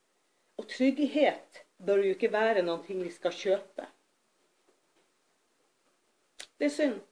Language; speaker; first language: Norwegian; native; Norwegian